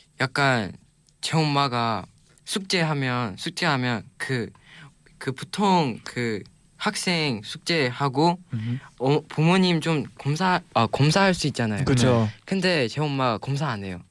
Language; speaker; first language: Korean; non-native, learner; Chinese